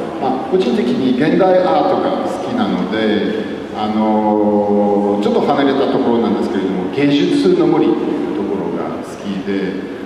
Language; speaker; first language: Japanese; non-native, fluent; French